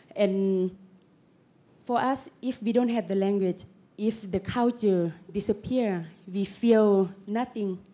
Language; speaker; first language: English; non-native, learner; Lao